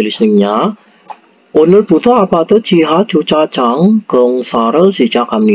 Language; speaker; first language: Korean; non-native, fluent; Indonesian